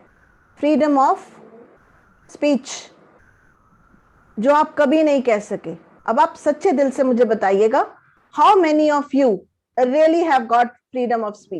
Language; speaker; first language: Hindi; native; Hindi